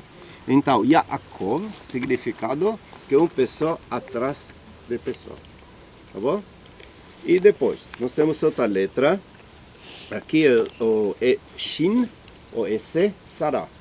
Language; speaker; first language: Portuguese; non-native, learner; Hebrew